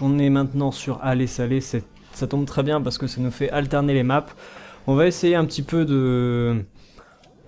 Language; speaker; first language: French; native; French